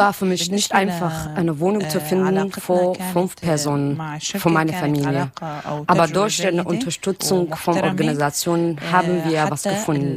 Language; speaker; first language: German; non-native, learner; Arabic